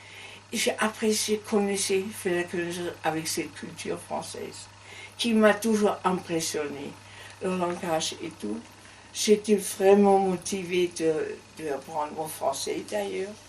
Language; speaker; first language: French; non-native, learner; German